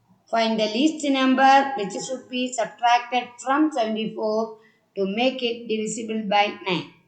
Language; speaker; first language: English; non-native, local second language; Malayalam